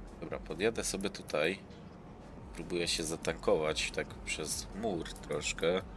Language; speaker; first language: Polish; native; Polish